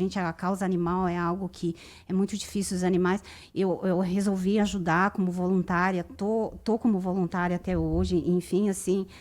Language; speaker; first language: Portuguese; early bilingual, other home language; Japanese